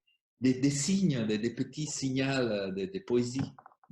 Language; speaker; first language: French; non-native, fluent; Italian